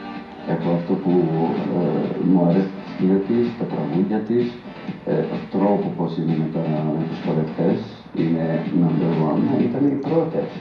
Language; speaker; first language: Greek; non-native, fluent; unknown